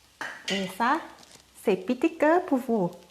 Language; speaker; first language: French; non-native, fluent; Thai